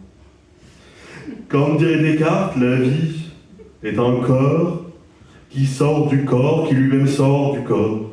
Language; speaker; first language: French; native; French